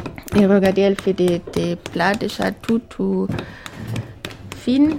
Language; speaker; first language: French; non-native, fluent; German